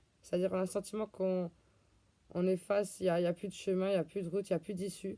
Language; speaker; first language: French; native; French